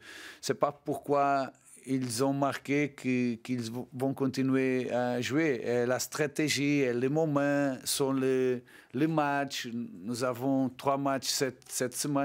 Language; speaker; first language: French; non-native, learner; Portuguese